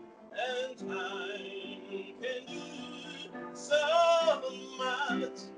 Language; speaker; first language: English; non-native, learner; Italian